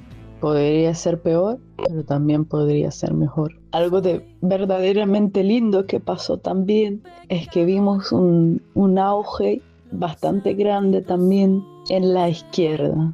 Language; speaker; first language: Spanish; non-native, fluent; German